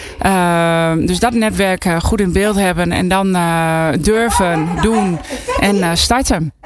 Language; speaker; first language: Dutch; native; Dutch